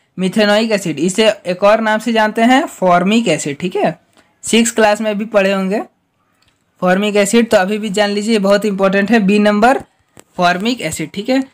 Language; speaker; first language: Hindi; native; Hindi